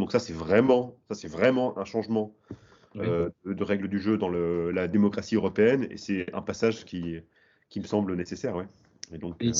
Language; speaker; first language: French; native; French